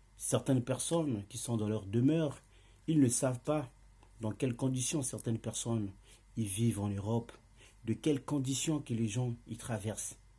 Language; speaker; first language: French; non-native, local second language; Lingala